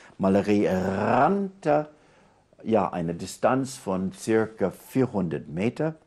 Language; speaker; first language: German; non-native, fluent; English